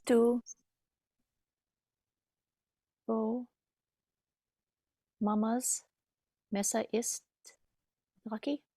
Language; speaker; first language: German; non-native, learner; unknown